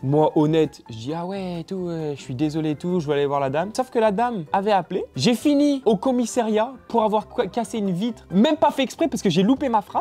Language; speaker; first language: French; native; French